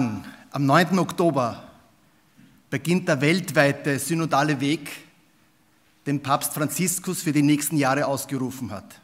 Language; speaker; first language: German; native; German